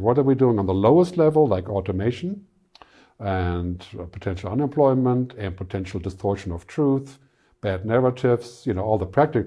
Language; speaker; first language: English; non-native, fluent; German